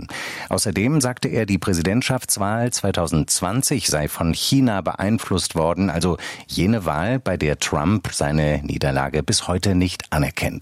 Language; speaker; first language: German; native; German